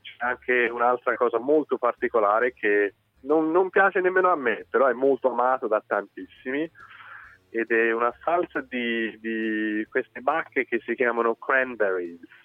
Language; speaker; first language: Italian; non-native, fluent; English